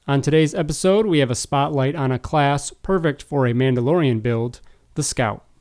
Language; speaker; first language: English; native; English